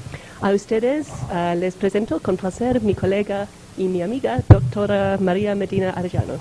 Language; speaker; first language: Spanish; non-native, fluent; English